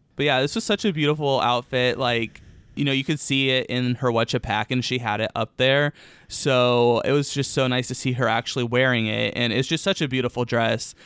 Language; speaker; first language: English; early bilingual, other home language; Romanian